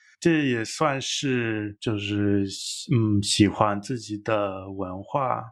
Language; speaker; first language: Chinese; non-native, fluent; English